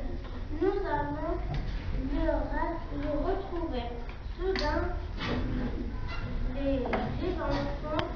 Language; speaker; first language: French; non-native, learner; Arabic